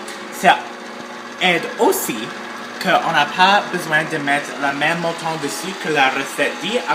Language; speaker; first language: French; non-native, learner; English